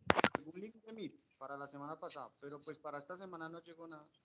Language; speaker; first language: Spanish; native; Spanish